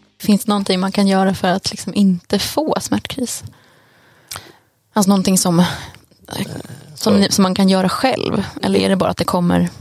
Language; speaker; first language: Swedish; native; Swedish